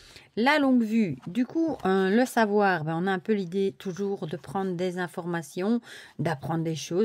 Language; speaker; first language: French; native; French